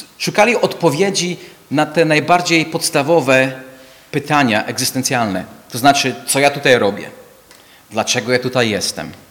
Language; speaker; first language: Polish; non-native, fluent; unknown